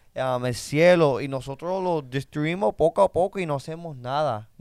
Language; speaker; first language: Spanish; early bilingual, other home language; English